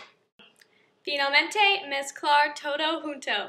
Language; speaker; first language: Spanish; non-native, learner; English